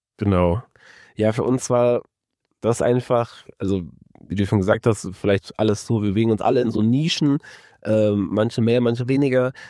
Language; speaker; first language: German; native; German